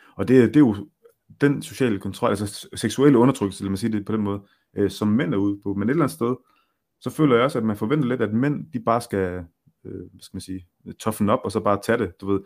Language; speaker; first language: Danish; early bilingual, other home language; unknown